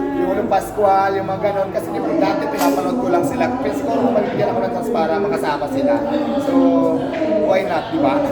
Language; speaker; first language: Filipino; non-native, local second language; Waray